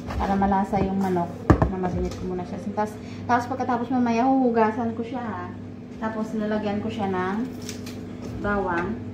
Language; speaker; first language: Filipino; non-native, local second language; Hiligaynon